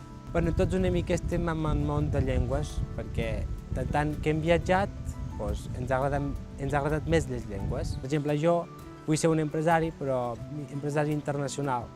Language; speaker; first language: Catalan; early bilingual, other home language; Georgian